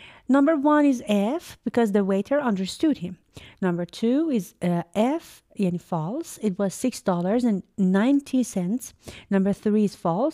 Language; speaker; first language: English; non-native, fluent; Persian